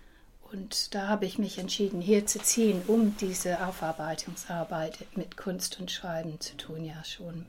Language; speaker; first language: German; early bilingual, heritage; English